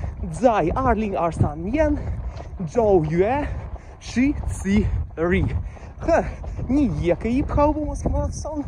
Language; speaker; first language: Chinese; non-native, learner; Russian